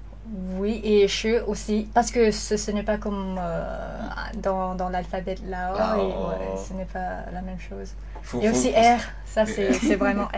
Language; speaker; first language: French; non-native, learner; Lao